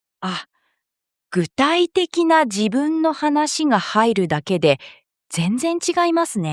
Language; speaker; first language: Japanese; non-native, fluent; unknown